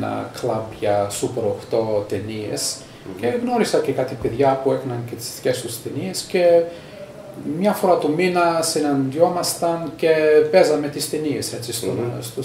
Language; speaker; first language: Greek; early bilingual, heritage; Greek